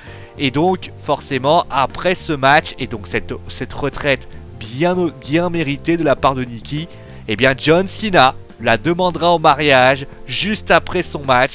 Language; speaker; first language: French; native; French